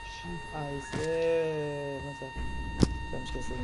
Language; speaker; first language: Portuguese; native; Portuguese